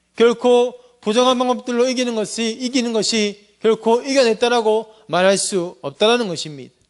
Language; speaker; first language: Korean; native; Korean